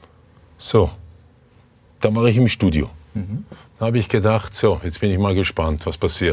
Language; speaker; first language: German; native; German